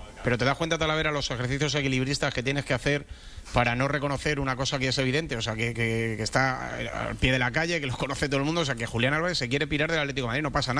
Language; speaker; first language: Spanish; native; Spanish